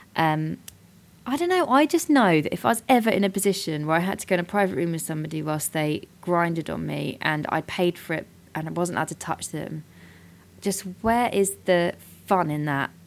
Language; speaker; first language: English; native; English